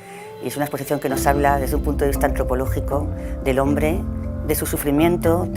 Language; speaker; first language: Spanish; native; Spanish